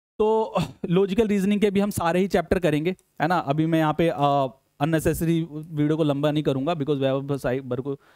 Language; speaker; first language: Hindi; native; Hindi